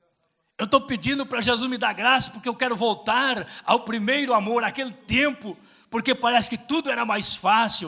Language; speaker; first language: Portuguese; native; Portuguese